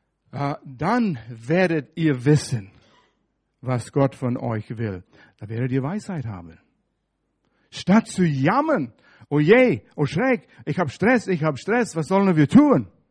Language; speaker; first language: German; non-native, fluent; English